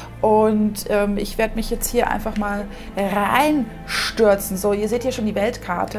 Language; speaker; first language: German; native; German